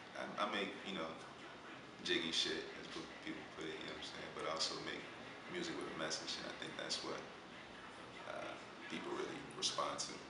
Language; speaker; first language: English; native; English